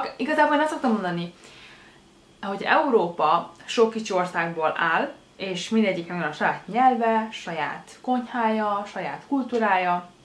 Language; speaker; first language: Hungarian; early bilingual, other home language; Chinese